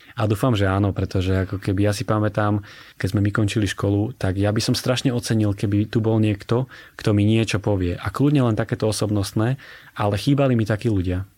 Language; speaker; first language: Slovak; native; Slovak